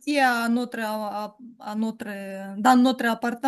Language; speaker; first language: French; non-native, learner; Ukrainian